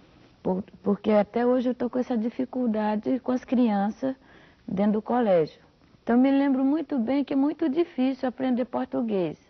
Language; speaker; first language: Portuguese; non-native, local second language; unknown